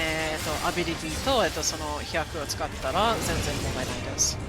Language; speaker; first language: Japanese; non-native, fluent; English